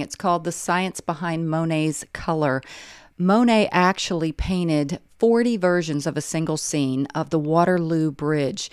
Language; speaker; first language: English; native; English